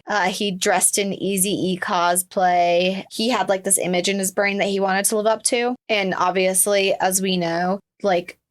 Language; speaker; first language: English; native; English